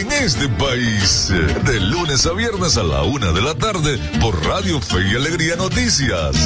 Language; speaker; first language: Spanish; native; Spanish